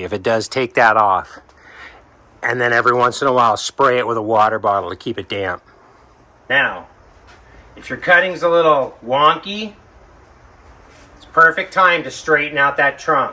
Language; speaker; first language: English; native; English